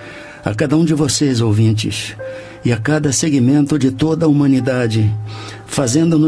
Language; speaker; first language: Portuguese; native; Portuguese